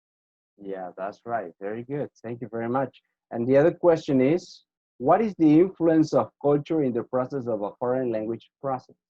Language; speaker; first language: English; non-native, fluent; Spanish